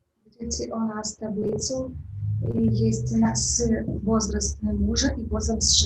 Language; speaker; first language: Russian; native; Russian